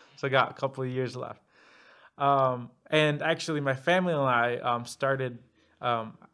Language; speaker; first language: English; non-native, fluent; Arabic